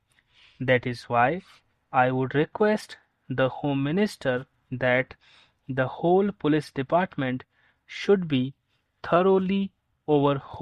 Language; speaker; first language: English; non-native, local second language; Hindi